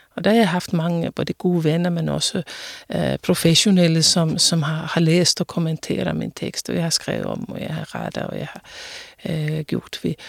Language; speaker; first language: Danish; non-native, fluent; Finnish